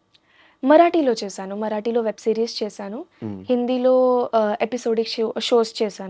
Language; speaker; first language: Telugu; non-native, learner; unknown